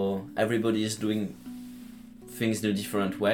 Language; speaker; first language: English; non-native, fluent; French